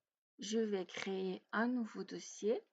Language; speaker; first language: French; native; French